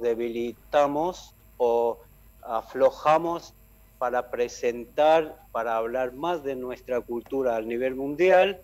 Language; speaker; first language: Spanish; non-native, fluent; Armenian